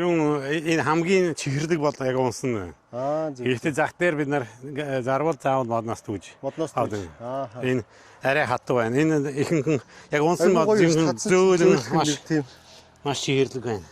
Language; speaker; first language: Mongolian; non-native, fluent; Hungarian